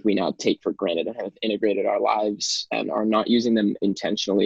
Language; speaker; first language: English; native; English